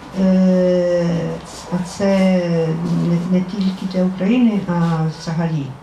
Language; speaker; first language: Ukrainian; non-native, fluent; Italian